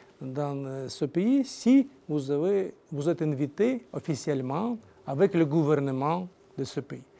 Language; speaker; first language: French; non-native, learner; Russian